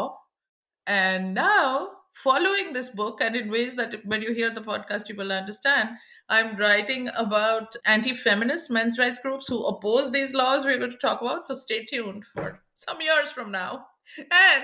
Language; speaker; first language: English; non-native, local second language; Bangla